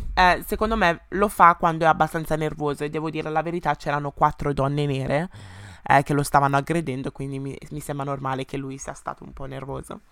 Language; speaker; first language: Italian; early bilingual, other home language; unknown